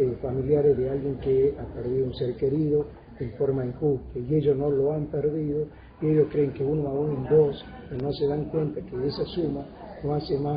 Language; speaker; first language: Spanish; native; Spanish